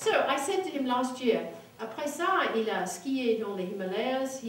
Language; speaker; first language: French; non-native, fluent; English